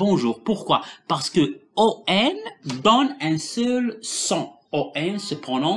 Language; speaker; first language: French; non-native, local second language; Arabic